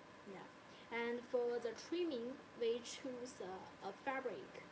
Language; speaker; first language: English; non-native, learner; Chinese